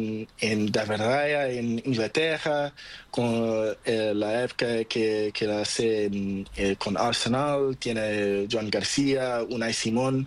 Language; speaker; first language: Spanish; non-native, learner; Portuguese